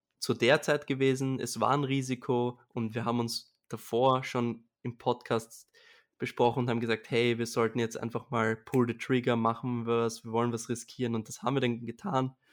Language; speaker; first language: German; native; German